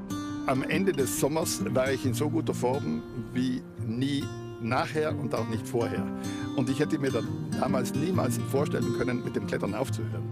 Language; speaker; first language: German; native; German